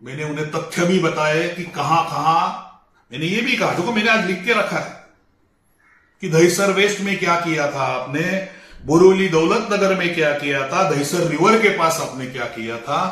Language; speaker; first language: Hindi; non-native, local second language; Marathi